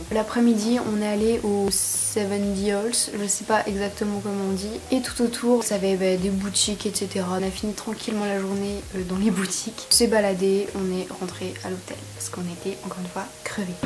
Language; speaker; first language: French; native; French